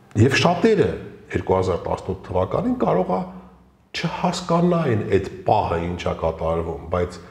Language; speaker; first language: Armenian; early bilingual, heritage; Armenian